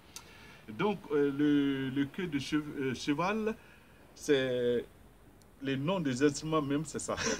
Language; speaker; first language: French; non-native, local second language; Bambara